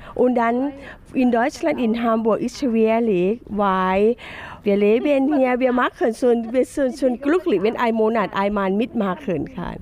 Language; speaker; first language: German; non-native, learner; Thai